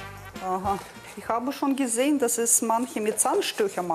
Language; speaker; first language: German; non-native, learner; Russian